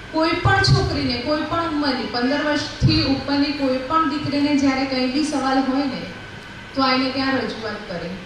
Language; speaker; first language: Gujarati; native; Gujarati